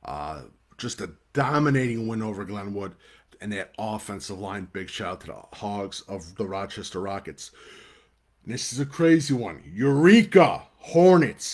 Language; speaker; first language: English; native; English